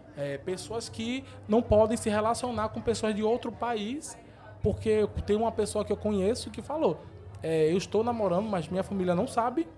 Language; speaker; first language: Portuguese; native; Portuguese